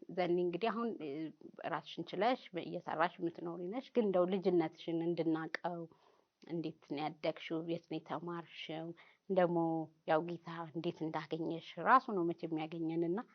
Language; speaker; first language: Amharic; native; Amharic